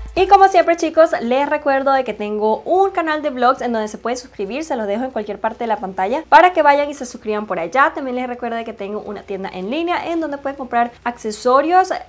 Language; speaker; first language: Spanish; non-native, fluent; Chinese